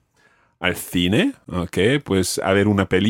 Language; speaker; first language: Spanish; non-native, fluent; English